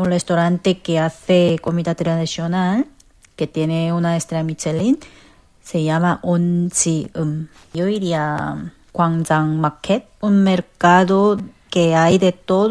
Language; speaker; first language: Spanish; non-native, fluent; Korean